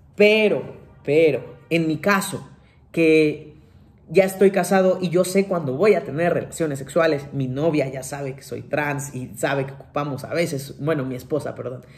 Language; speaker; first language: Spanish; native; Spanish